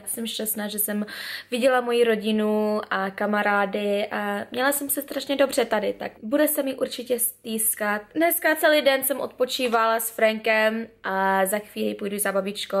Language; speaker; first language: Czech; early bilingual, heritage; Czech